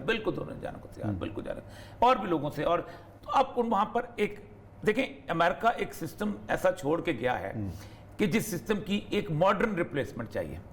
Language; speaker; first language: Urdu; non-native, local second language; Pashto